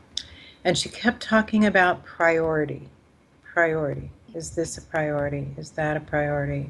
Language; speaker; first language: English; native; English